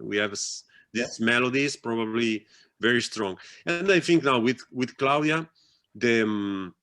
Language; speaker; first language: English; non-native, fluent; Italian